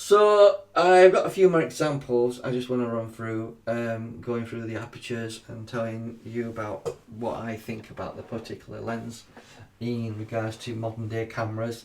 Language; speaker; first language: English; native; English